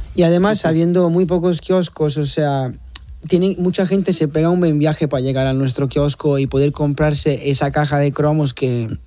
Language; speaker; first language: Spanish; non-native, fluent; Italian